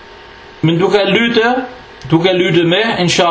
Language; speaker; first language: Danish; non-native, fluent; Arabic